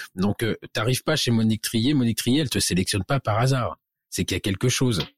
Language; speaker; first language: French; native; French